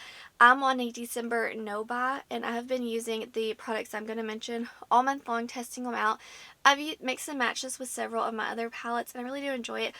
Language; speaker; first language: English; native; English